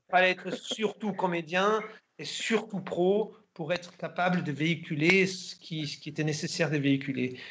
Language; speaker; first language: French; non-native, fluent; German